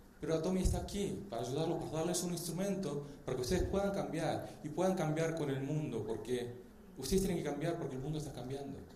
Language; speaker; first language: Spanish; early bilingual, other home language; Korean